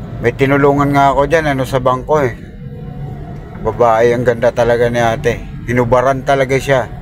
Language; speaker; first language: Filipino; native; Filipino